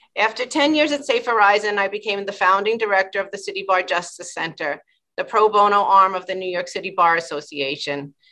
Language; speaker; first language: English; native; English